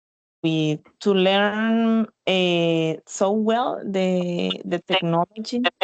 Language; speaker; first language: English; non-native, learner; Spanish